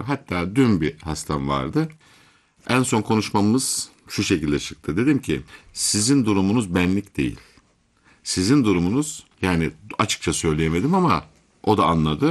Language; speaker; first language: Turkish; native; Turkish